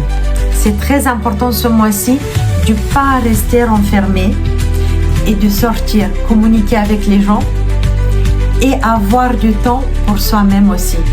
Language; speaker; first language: French; non-native, fluent; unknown